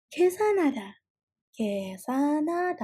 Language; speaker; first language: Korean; non-native, fluent; Indonesian